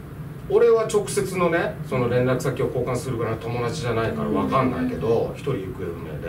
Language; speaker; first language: Japanese; native; Japanese